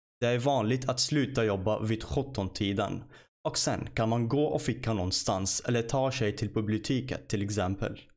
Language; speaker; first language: Swedish; non-native, fluent; Arabic